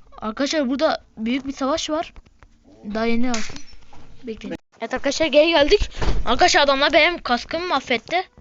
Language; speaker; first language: Turkish; native; Turkish